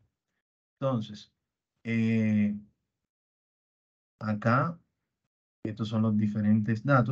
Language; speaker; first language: Spanish; native; Spanish